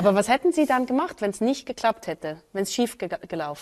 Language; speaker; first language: German; native; German